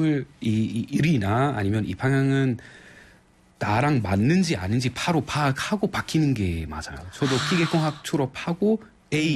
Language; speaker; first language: Korean; non-native, fluent; Arabic